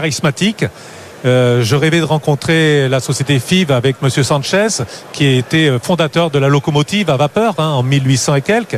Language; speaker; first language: French; native; French